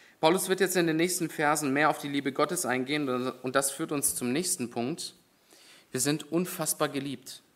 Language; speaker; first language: German; native; German